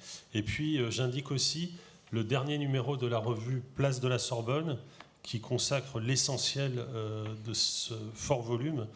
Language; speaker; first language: French; native; French